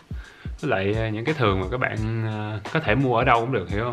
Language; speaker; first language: Vietnamese; early bilingual, heritage; Vietnamese